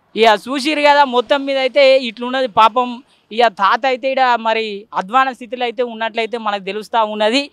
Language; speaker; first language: Telugu; native; Telugu